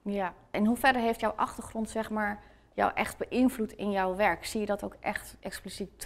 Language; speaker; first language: Dutch; native; Dutch